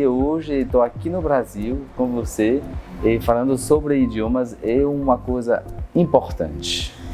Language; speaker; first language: Portuguese; non-native, fluent; French